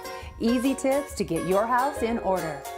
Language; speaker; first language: English; native; English